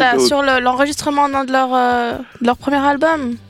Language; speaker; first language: French; native; French